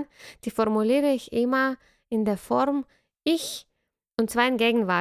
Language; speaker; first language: German; non-native, fluent; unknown